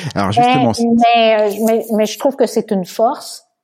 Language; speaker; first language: French; native; French